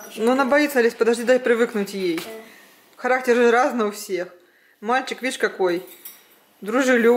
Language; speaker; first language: Russian; native; Russian